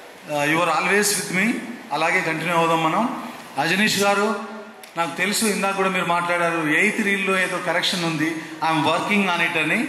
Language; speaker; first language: Telugu; native; Telugu